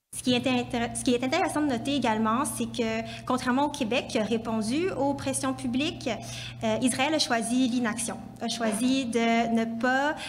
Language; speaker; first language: French; native; French